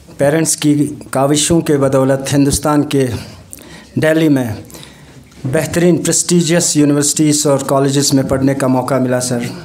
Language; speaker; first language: Hindi; non-native, local second language; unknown